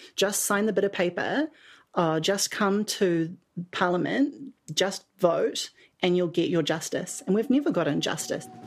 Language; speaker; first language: English; native; English